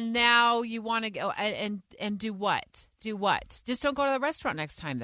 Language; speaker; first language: English; native; English